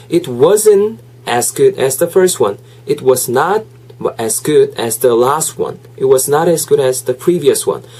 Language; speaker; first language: English; non-native, fluent; Korean